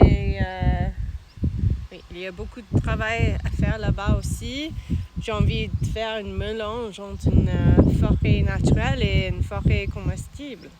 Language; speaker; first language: French; non-native, learner; English